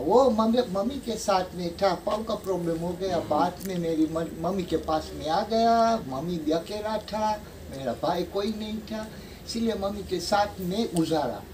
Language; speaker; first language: Hindi; early bilingual, heritage; Hindi